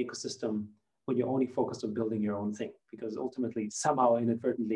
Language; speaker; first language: English; non-native, fluent; German